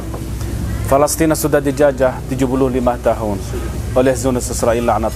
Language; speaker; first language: Indonesian; non-native, fluent; Arabic